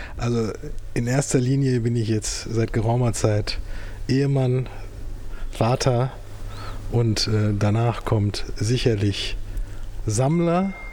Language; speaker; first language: German; early bilingual, other home language; Turkish